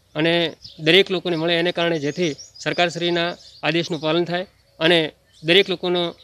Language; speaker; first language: Gujarati; native; Gujarati